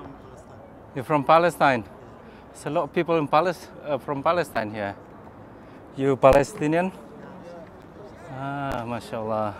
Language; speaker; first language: English; non-native, fluent; Indonesian